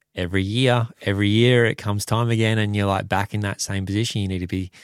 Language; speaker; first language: English; native; English